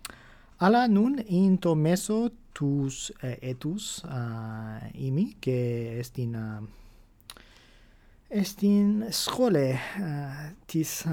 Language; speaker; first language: Greek; non-native, fluent; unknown